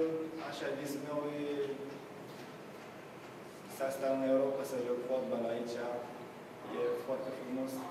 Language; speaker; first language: Romanian; non-native, learner; Japanese